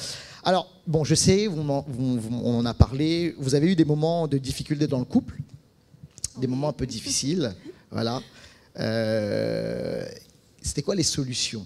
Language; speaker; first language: French; native; French